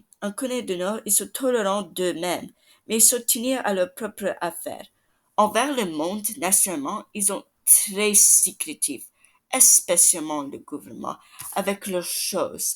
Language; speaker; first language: French; non-native, learner; English